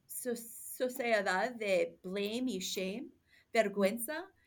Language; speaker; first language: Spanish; non-native, learner; English